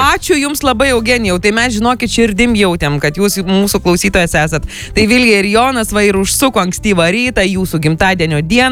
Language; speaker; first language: Lithuanian; native; Lithuanian